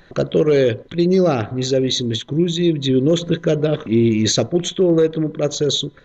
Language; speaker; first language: Russian; non-native, local second language; Georgian